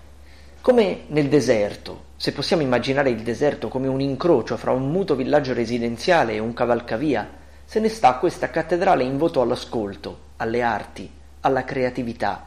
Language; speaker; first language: Italian; native; Italian